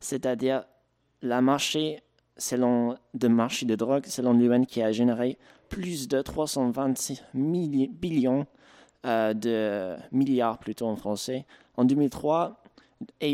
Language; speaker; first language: French; native; French